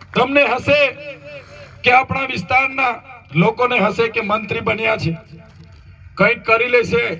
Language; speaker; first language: Gujarati; non-native, local second language; Vasavi